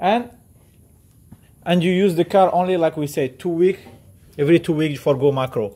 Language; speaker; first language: English; non-native, learner; French